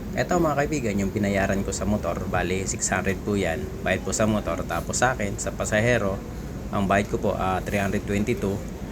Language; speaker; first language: Filipino; non-native, local second language; Bikol